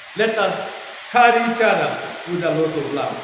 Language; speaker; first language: English; non-native, local second language; Swahili